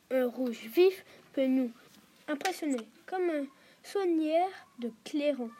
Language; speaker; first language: French; non-native, learner; German